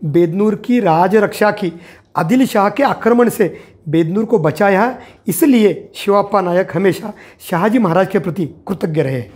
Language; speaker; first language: Hindi; non-native, local second language; Marathi